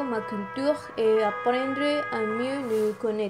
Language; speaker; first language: French; non-native, learner; Spanish